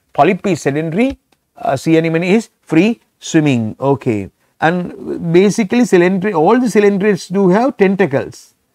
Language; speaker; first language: English; non-native, local second language; Sinhala